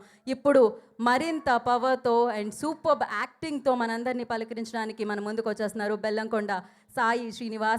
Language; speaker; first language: Telugu; native; Telugu